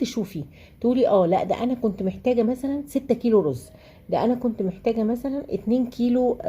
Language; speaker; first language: Arabic; native; Arabic